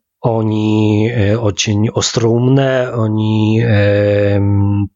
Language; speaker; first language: Polish; non-native, learner; Russian